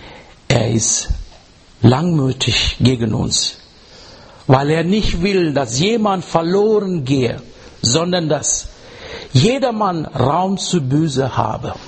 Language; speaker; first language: German; non-native, fluent; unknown